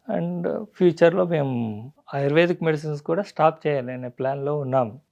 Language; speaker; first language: Telugu; native; Telugu